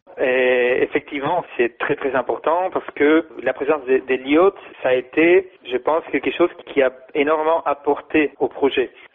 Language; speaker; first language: French; non-native, fluent; Spanish